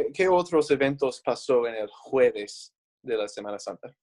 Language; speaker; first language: Spanish; non-native, fluent; English